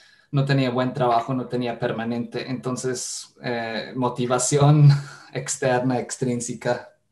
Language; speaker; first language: Spanish; non-native, fluent; English